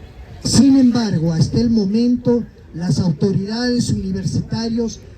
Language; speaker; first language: Spanish; native; Spanish